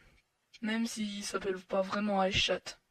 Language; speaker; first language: French; native; French